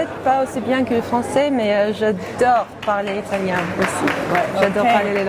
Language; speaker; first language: French; non-native, fluent; English